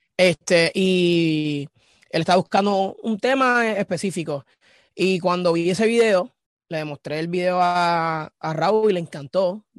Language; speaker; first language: Spanish; native; Spanish